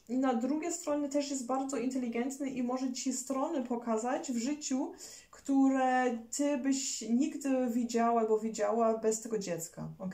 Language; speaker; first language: Polish; early bilingual, heritage; German